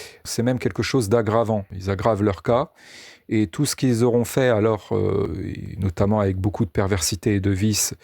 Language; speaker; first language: French; native; French